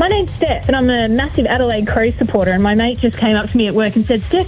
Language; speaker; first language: English; native; English